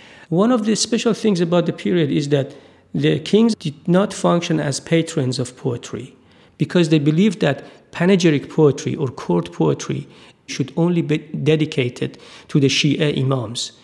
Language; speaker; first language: English; non-native, fluent; Persian